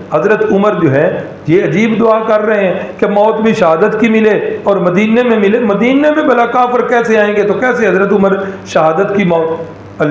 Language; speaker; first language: Urdu; non-native, local second language; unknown